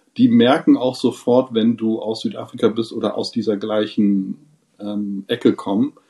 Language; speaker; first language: German; non-native, fluent; English